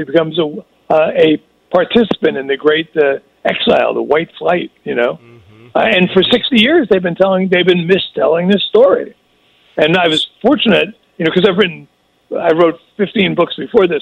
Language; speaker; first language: English; native; English